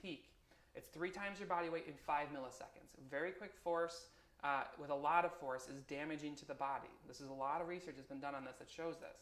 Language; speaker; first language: English; native; English